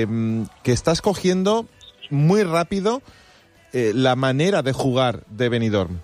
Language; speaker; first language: Spanish; native; Spanish